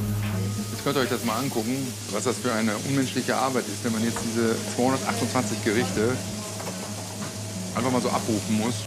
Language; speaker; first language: German; native; German